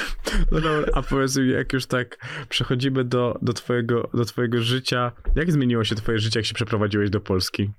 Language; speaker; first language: Polish; native; Polish